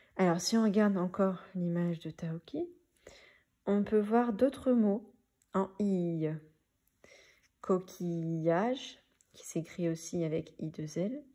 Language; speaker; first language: French; native; French